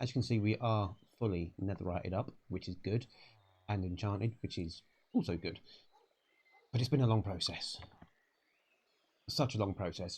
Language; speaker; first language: English; native; English